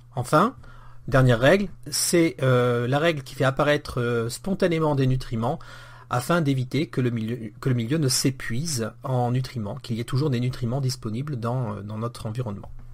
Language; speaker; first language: French; native; French